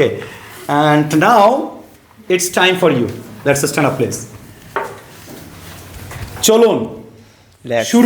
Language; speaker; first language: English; non-native, fluent; Bangla